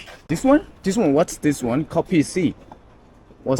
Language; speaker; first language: English; non-native, learner; Korean